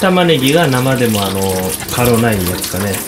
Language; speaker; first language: Japanese; native; Japanese